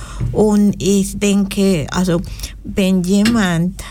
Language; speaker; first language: German; non-native, learner; Spanish